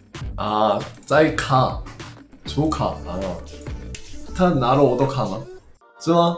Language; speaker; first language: Chinese; non-native, fluent; Korean